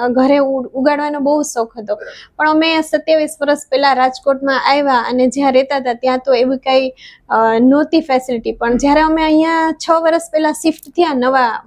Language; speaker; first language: Gujarati; native; Gujarati